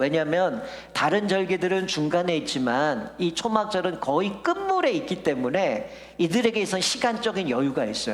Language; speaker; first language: Korean; native; Korean